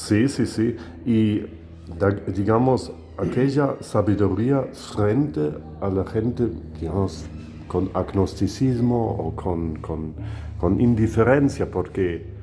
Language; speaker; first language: Spanish; non-native, fluent; German